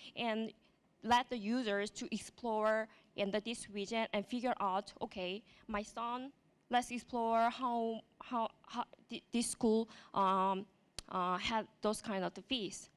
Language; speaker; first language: English; non-native, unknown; Korean